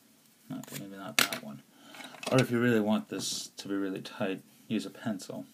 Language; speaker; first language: English; native; English